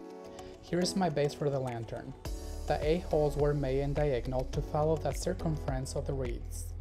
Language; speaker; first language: English; non-native, fluent; Spanish